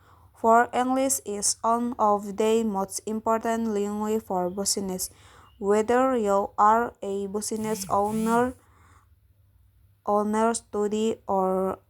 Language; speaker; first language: English; non-native, learner; Indonesian